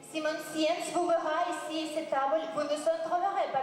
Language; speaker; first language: French; non-native, learner; Russian